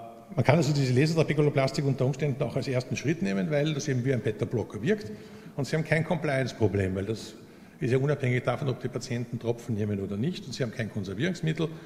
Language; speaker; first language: German; native; German